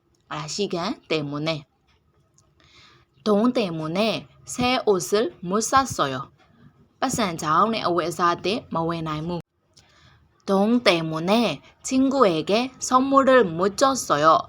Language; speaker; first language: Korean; non-native, fluent; Burmese